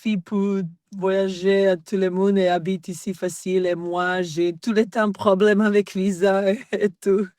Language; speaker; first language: French; non-native, learner; Serbian